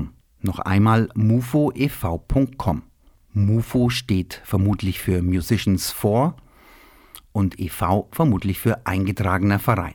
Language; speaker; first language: German; native; German